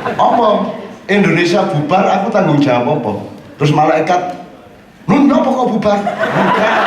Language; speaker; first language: Indonesian; non-native, local second language; Javanese